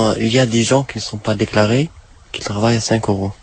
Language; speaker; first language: French; non-native, learner; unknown